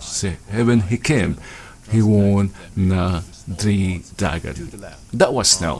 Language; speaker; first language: Dutch; non-native, learner; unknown